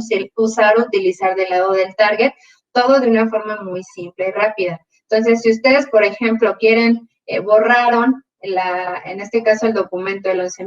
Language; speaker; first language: Spanish; native; Spanish